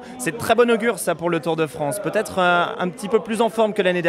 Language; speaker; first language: French; native; French